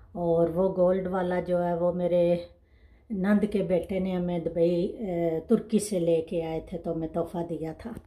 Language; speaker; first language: Urdu; native; Urdu